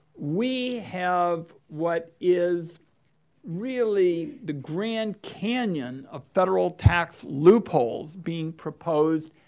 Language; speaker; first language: English; native; English